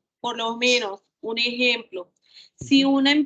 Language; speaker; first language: Spanish; native; Spanish